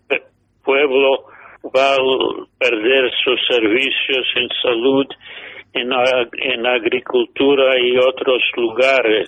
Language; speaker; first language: Spanish; non-native, fluent; English